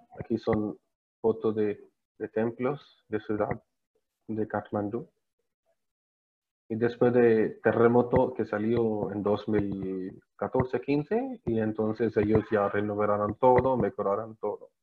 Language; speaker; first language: Spanish; non-native, learner; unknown